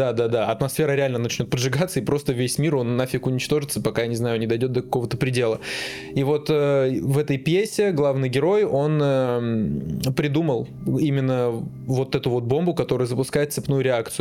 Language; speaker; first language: Russian; native; Russian